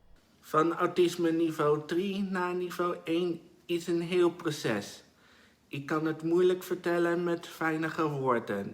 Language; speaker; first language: Dutch; early bilingual, other home language; Portuguese